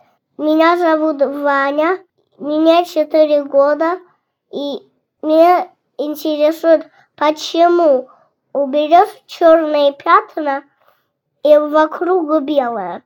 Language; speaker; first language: Russian; early bilingual, heritage; Russian